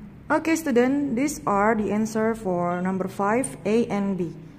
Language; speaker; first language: English; non-native, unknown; Indonesian